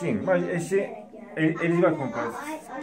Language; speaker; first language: Portuguese; non-native, learner; Turkish